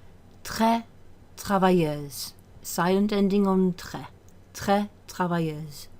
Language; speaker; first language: French; non-native, fluent; English